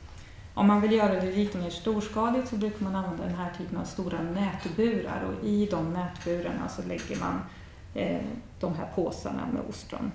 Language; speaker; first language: Swedish; native; Swedish